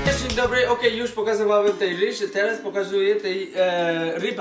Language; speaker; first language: Polish; non-native, learner; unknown